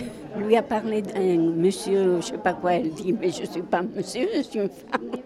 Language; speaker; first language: French; non-native, fluent; Spanish